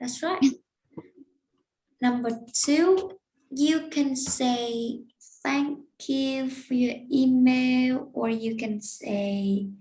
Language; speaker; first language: English; non-native, fluent; Vietnamese